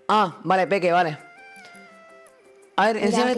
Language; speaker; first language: Spanish; native; Spanish